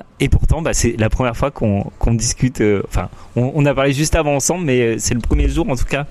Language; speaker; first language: French; native; French